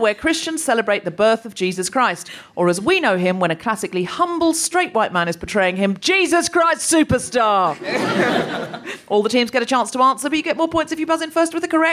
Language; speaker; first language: English; native; English